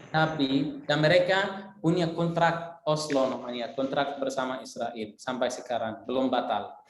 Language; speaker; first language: Indonesian; non-native, fluent; Arabic